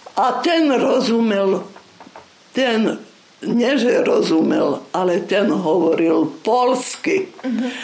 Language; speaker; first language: Slovak; non-native, local second language; Rusyn